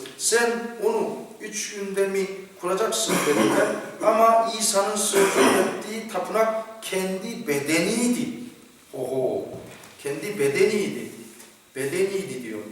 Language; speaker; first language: Turkish; non-native, fluent; Korean